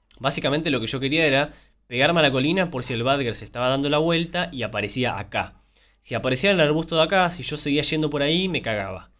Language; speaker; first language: Spanish; native; Spanish